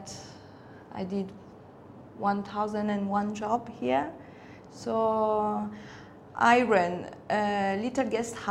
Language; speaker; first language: English; non-native, fluent; Spanish